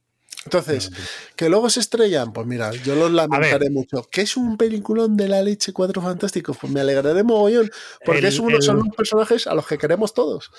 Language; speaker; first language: Spanish; native; Spanish